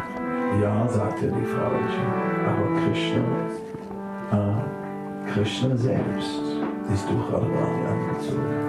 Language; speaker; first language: German; non-native, fluent; Dutch